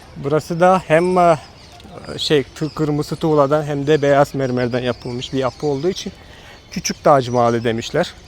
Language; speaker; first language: Turkish; non-native, fluent; Hindi